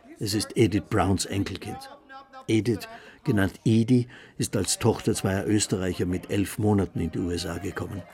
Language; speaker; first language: German; native; German